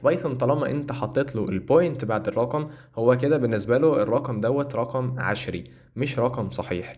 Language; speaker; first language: Arabic; native; Arabic